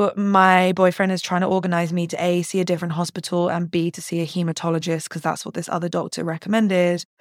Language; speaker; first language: English; native; English